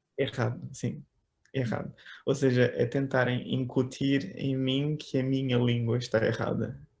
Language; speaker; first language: Portuguese; native; Portuguese